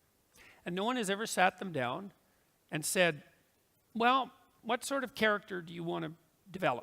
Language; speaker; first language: English; native; English